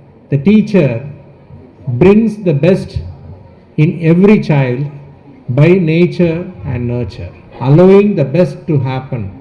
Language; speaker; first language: English; non-native, local second language; Tamil